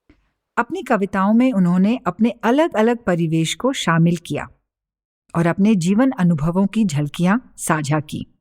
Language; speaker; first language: Hindi; native; Hindi